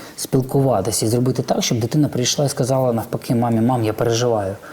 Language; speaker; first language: Ukrainian; non-native, local second language; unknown